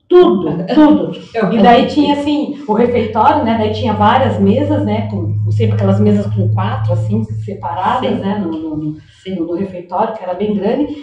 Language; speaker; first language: Portuguese; native; Portuguese